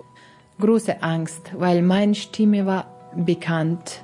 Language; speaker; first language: German; non-native, learner; Persian